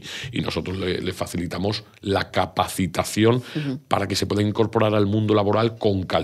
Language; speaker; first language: Spanish; native; Spanish